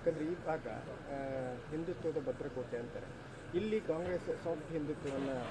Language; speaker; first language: Kannada; native; Kannada